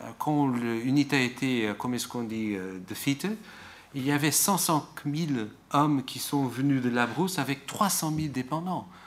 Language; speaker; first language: French; non-native, fluent; Portuguese